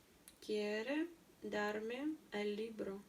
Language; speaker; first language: Spanish; non-native, learner; Russian